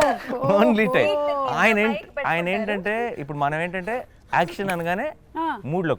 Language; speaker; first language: Telugu; native; Telugu